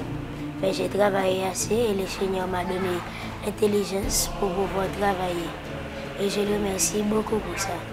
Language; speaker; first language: French; non-native, local second language; Haitian Creole